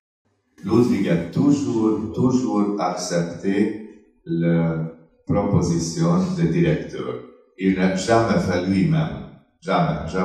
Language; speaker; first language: French; non-native, fluent; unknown